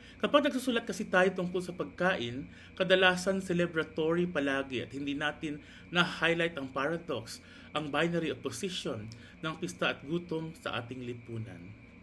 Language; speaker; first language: Filipino; non-native, local second language; Hiligaynon